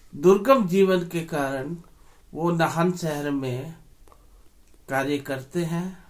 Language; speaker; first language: Hindi; native; Hindi